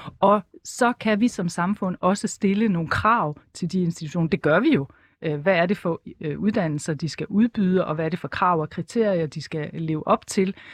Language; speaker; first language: Danish; native; Danish